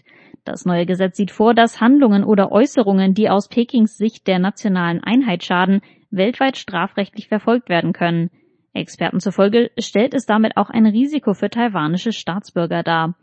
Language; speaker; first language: German; native; German